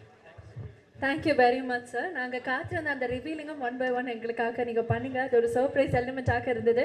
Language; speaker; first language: Tamil; native; Tamil